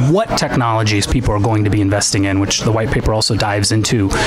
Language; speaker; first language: English; native; English